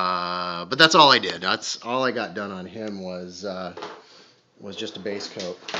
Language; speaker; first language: English; native; English